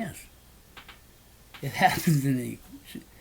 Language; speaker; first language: English; native; English